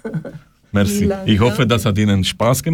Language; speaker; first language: German; non-native, fluent; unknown